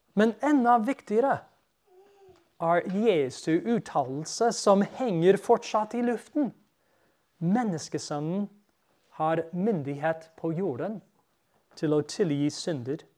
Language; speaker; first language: Norwegian; non-native, fluent; English